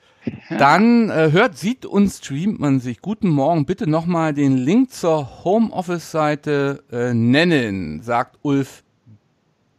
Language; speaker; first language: German; native; German